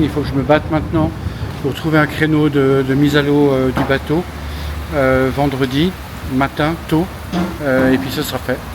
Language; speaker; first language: French; native; French